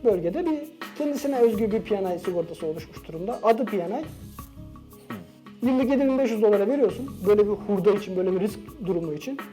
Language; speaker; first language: Turkish; native; Turkish